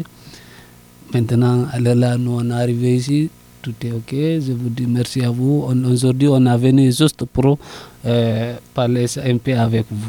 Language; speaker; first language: French; non-native, local second language; Susu